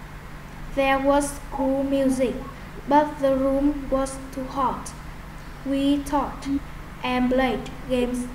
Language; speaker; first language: English; non-native, learner; Vietnamese